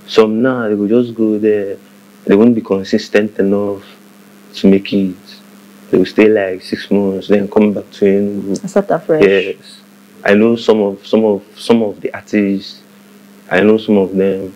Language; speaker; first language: English; non-native, local second language; Igbo